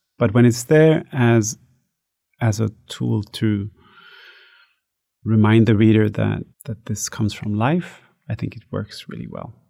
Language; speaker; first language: English; non-native, fluent; Swedish